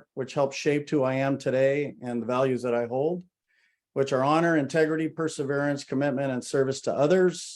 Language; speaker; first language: English; native; English